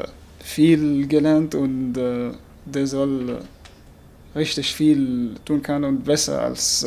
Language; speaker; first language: German; non-native, learner; Arabic